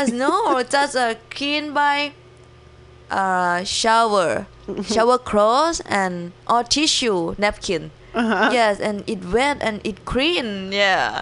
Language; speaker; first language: English; non-native, learner; Thai